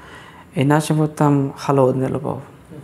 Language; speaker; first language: Russian; non-native, fluent; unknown